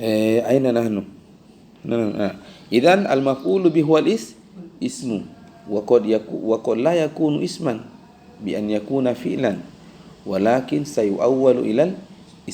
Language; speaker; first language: Arabic; non-native, fluent; Indonesian